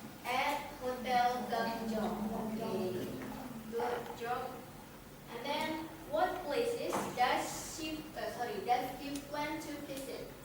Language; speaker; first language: English; non-native, fluent; Indonesian